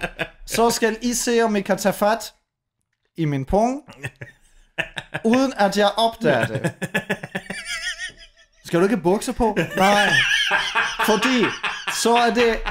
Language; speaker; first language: Danish; native; Danish